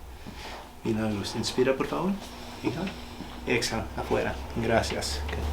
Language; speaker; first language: Spanish; early bilingual, heritage; Spanish